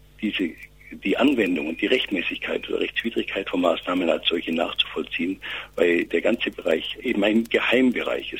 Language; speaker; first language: German; native; German